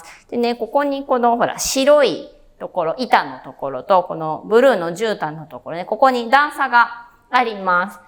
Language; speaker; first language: Japanese; native; Japanese